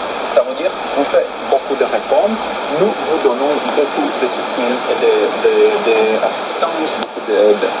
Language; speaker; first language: French; non-native, fluent; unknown